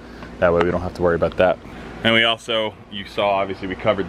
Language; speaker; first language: English; native; English